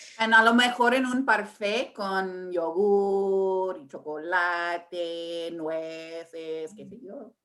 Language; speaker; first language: Spanish; early bilingual, heritage; English